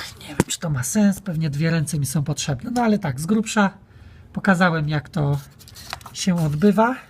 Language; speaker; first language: Polish; native; Polish